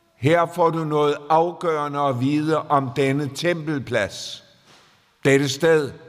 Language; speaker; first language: Danish; native; Danish